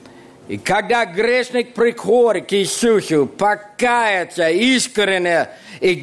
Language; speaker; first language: Russian; non-native, fluent; English